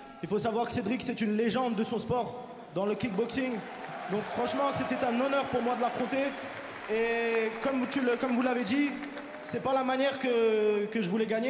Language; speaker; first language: French; native; French